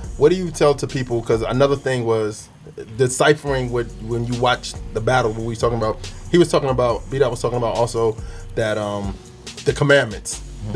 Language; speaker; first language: English; native; English